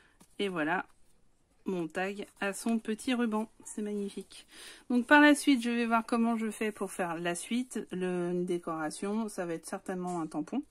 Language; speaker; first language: French; native; French